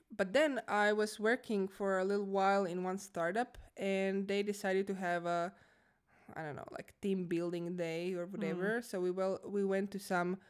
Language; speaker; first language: English; non-native, fluent; Croatian